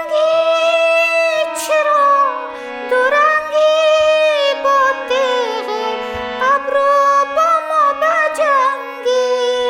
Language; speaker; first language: Persian; native; Persian